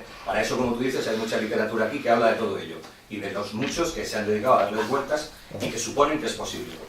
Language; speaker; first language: Spanish; native; Spanish